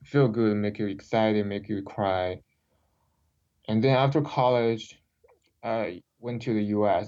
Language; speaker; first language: English; non-native, fluent; Chinese